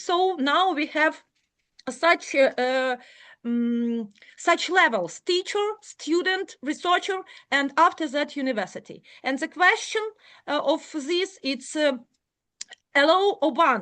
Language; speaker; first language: English; non-native, learner; Ukrainian